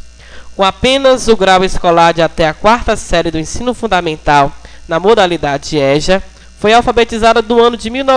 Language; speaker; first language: Portuguese; native; Portuguese